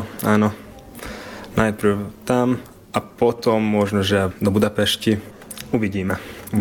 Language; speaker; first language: Slovak; non-native, learner; Hungarian